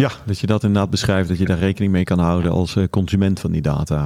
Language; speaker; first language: Dutch; native; Dutch